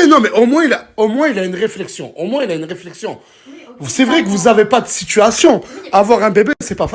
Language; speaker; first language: French; native; French